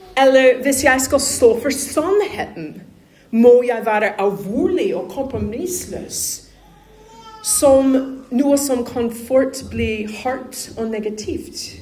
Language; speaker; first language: Norwegian; non-native, fluent; English